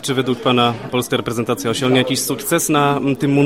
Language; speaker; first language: Polish; native; Polish